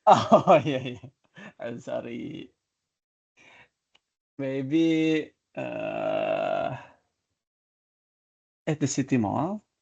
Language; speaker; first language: English; non-native, learner; Indonesian